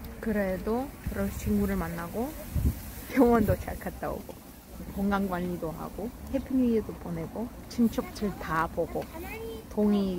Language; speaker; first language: Korean; non-native, fluent; Russian